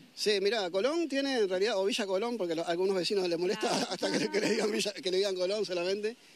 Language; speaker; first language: Spanish; native; Spanish